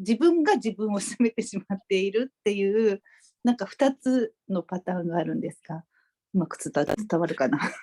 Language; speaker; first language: Japanese; native; Japanese